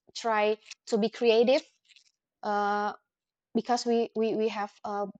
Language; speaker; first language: English; non-native, fluent; Indonesian